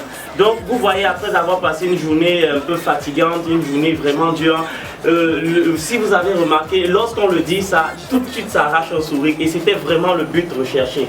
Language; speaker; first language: French; native; French